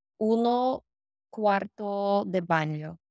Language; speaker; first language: Spanish; non-native, learner; English